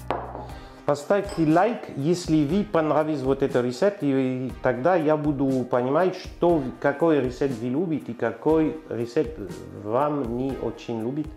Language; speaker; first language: Russian; non-native, learner; French